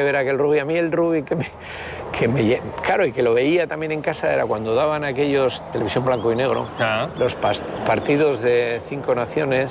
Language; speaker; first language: Spanish; native; Spanish